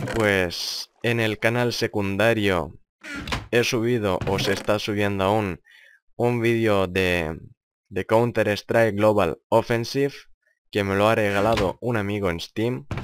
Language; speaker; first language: Spanish; non-native, fluent; Lithuanian